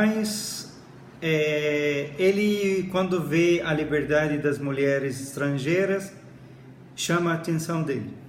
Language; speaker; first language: Portuguese; non-native, fluent; Arabic